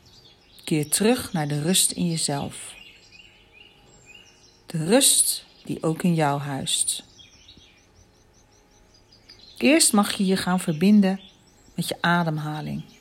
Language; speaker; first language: Dutch; native; Dutch